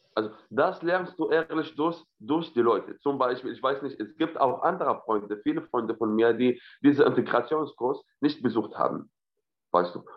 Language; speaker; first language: German; non-native, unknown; Arabic